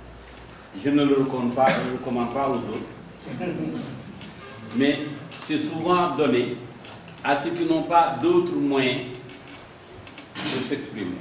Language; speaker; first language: French; non-native, local second language; Wolof